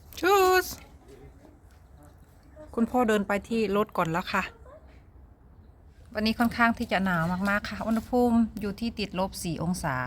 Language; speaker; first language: Thai; native; Thai